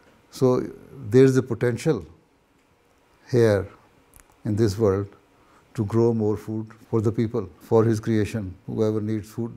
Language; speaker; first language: English; non-native, local second language; Urdu